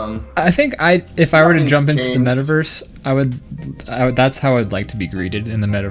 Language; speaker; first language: English; native; English